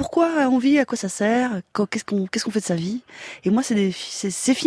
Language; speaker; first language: French; native; French